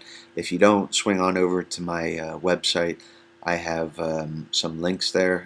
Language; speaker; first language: English; native; English